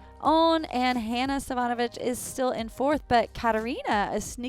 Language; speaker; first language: English; native; English